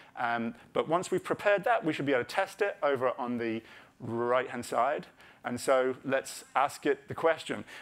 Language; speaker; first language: English; native; English